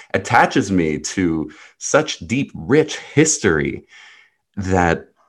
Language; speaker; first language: English; early bilingual, other home language; Hebrew